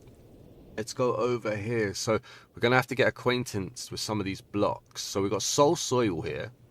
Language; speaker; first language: English; native; English